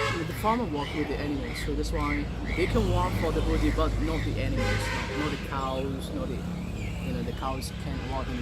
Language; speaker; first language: English; non-native, learner; Burmese